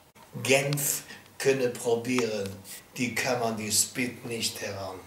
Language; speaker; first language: German; non-native, learner; English